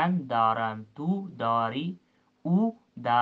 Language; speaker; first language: Persian; non-native, fluent; Urdu